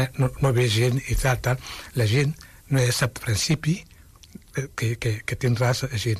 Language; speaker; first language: Catalan; non-native, fluent; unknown